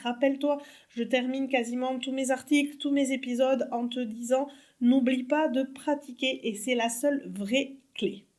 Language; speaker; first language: French; native; French